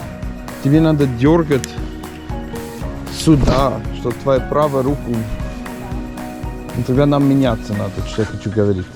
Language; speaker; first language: Russian; non-native, learner; English